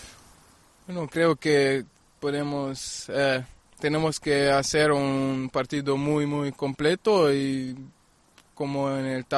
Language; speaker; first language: Spanish; non-native, fluent; German